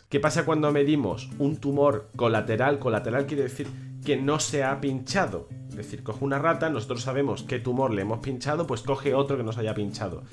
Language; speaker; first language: Spanish; native; Spanish